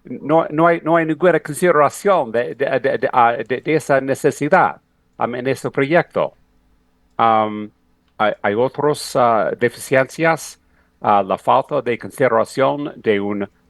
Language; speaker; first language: Spanish; non-native, fluent; English